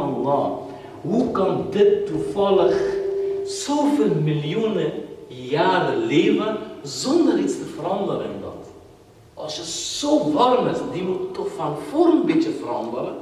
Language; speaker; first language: Dutch; non-native, fluent; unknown